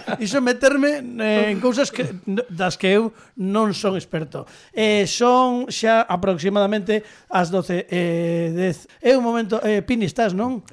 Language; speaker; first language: Galician; native; Galician